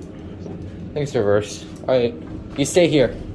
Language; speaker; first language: English; native; English